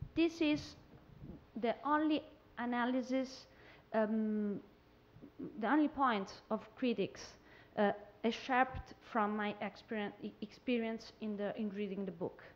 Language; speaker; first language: English; non-native, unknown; Italian